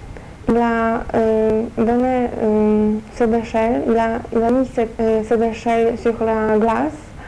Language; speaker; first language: French; non-native, fluent; Polish